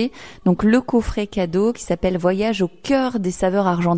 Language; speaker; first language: French; native; French